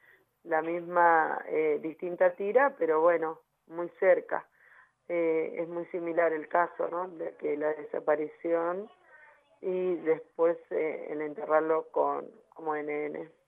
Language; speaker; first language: Spanish; native; Spanish